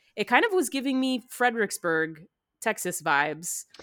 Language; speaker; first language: English; native; English